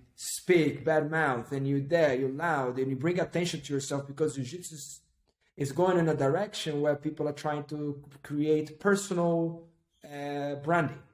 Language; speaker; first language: English; non-native, fluent; Portuguese